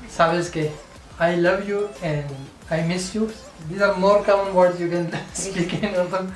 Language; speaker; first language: English; non-native, local second language; Urdu